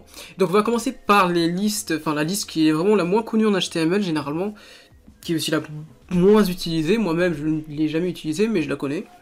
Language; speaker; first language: French; native; French